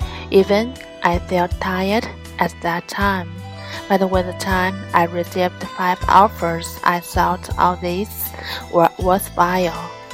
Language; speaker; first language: English; non-native, learner; Chinese